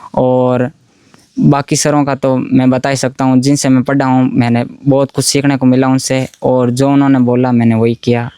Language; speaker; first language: Hindi; native; Hindi